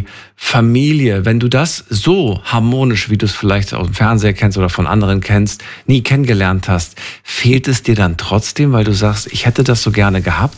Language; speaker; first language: German; native; German